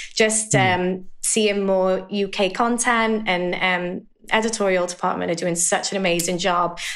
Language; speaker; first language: English; native; English